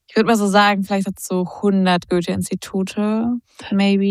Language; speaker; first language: German; native; German